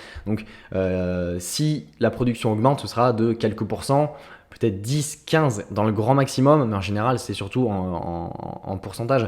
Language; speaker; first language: French; native; French